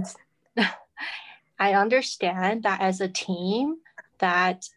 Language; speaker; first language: English; non-native, fluent; Chinese